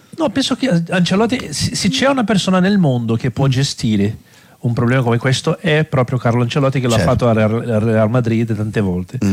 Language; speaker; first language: Italian; non-native, fluent; Portuguese